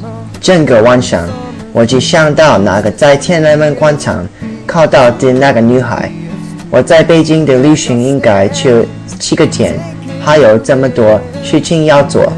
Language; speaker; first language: Chinese; non-native, learner; English